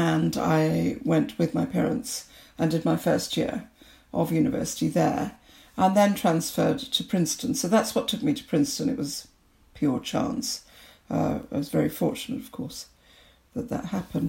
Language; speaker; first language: English; non-native, local second language; Bangla